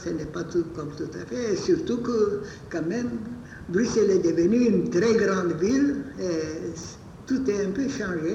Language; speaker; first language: French; non-native, fluent; Bulgarian